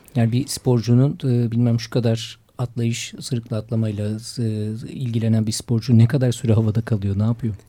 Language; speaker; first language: Turkish; native; Turkish